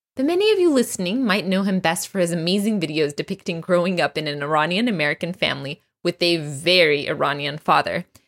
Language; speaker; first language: English; early bilingual, other home language; Persian